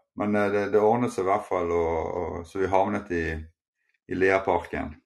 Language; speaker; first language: Norwegian; native; Norwegian